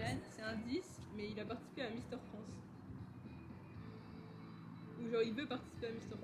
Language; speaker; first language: French; native; French